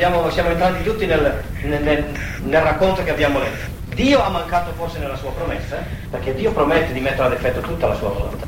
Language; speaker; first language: Italian; native; Italian